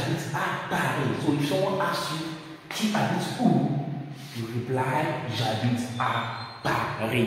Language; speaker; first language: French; non-native, fluent; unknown